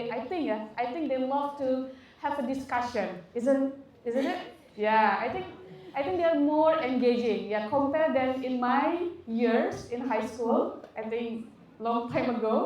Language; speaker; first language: English; non-native, fluent; Indonesian